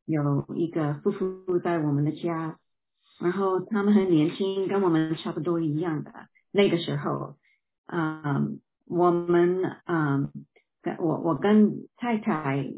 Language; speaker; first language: Chinese; non-native, fluent; English